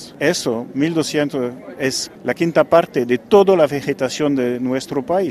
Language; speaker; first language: Spanish; non-native, fluent; French